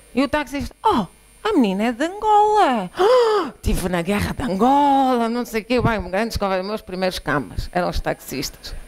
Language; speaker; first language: Portuguese; native; Portuguese